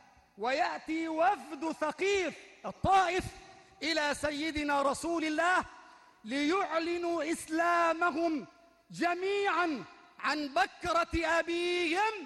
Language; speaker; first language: Arabic; native; Arabic